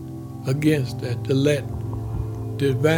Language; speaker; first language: English; native; English